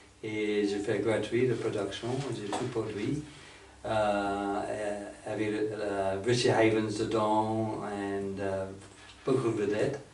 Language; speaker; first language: French; non-native, fluent; English